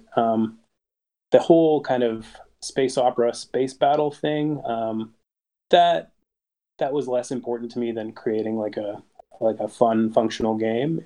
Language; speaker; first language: English; native; English